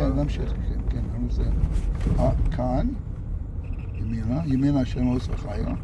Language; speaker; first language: Hebrew; non-native, fluent; English